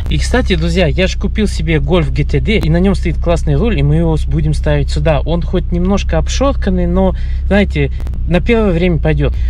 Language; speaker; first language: Russian; early bilingual, heritage; Russian